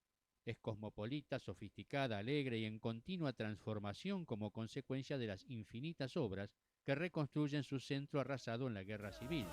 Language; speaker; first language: Spanish; native; Spanish